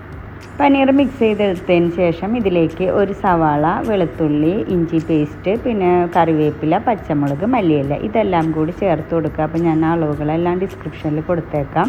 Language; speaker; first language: Malayalam; native; Malayalam